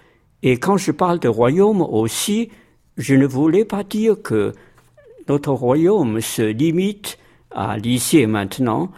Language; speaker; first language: French; non-native, fluent; Chinese